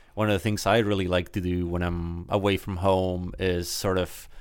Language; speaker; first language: English; early bilingual, other home language; Spanish